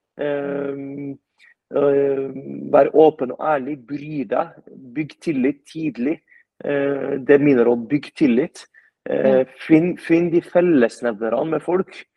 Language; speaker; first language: Norwegian; early bilingual, other home language; Arabic